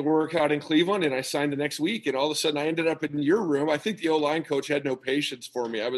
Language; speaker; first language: English; native; English